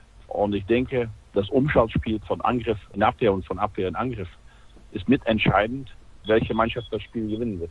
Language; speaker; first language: German; native; German